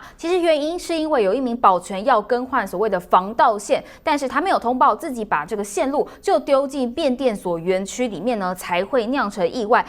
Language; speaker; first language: Chinese; native; Chinese